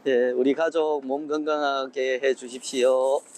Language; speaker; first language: Korean; native; Korean